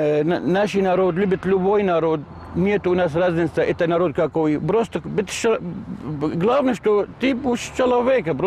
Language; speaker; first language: Russian; non-native, learner; Arabic